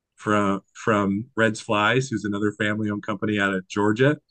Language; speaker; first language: English; native; English